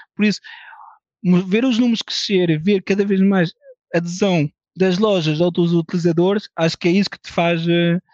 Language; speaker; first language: Portuguese; early bilingual, heritage; French